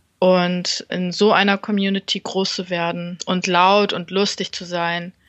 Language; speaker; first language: German; early bilingual, other home language; Vietnamese